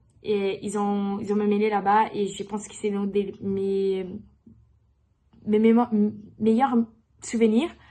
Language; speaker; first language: French; non-native, learner; Portuguese